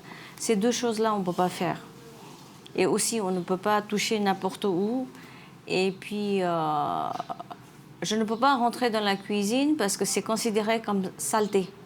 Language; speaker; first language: French; non-native, fluent; Nepali